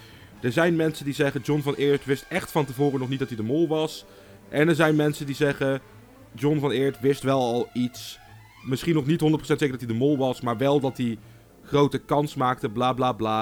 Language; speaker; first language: Dutch; native; Dutch